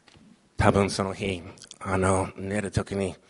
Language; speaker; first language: Japanese; non-native, fluent; Chinese